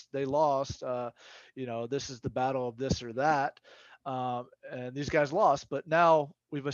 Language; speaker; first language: English; native; English